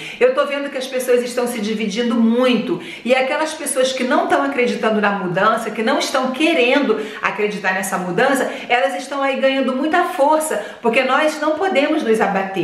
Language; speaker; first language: Portuguese; native; Portuguese